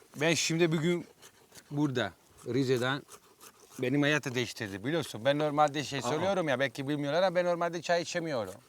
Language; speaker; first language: Turkish; non-native, fluent; Italian